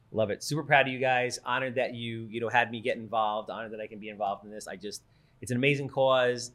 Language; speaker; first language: English; native; English